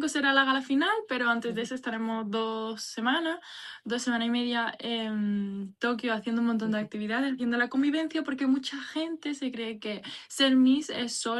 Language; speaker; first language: Spanish; native; Spanish